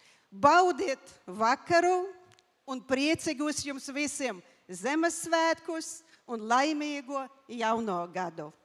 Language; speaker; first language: Latvian; non-native, local second language; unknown